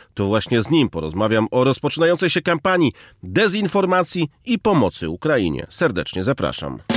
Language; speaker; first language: Polish; native; Polish